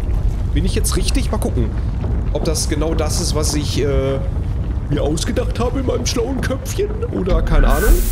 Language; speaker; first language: German; native; German